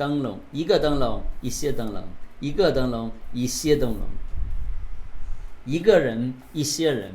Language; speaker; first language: Chinese; non-native, learner; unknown